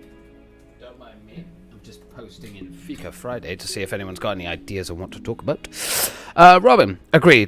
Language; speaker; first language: English; native; English